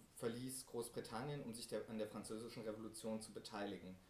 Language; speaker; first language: German; native; German